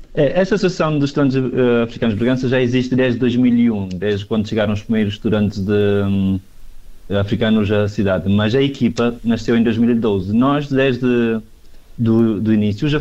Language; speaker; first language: Portuguese; non-native, local second language; Kabuverdianu